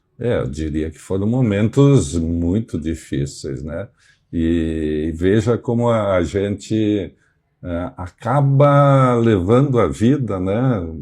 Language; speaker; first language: Portuguese; native; Portuguese